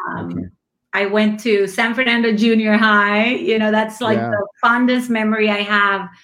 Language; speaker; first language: English; non-native, fluent; Spanish